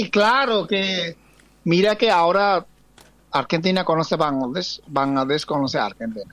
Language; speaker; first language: Spanish; non-native, fluent; Bangla